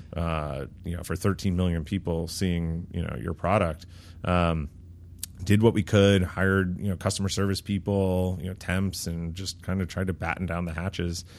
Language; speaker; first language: English; native; English